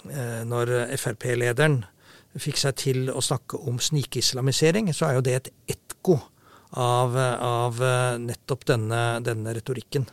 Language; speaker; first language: Norwegian; native; Norwegian